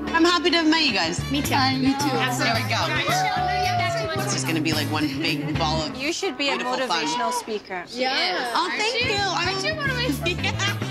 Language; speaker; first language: English; native; English